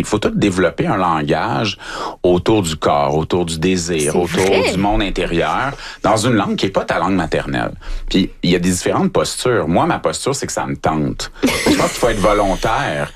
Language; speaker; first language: French; native; French